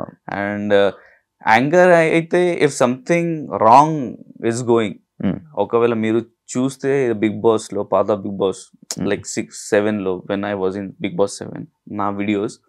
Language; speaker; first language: Telugu; non-native, learner; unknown